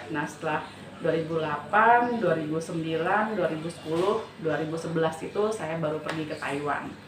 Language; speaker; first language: Indonesian; native; Indonesian